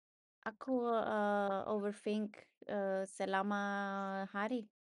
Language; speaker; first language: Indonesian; non-native, learner; English